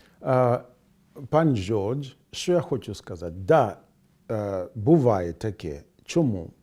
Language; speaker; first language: Ukrainian; non-native, fluent; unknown